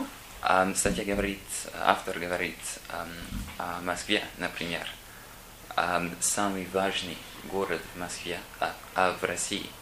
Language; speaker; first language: Russian; non-native, learner; English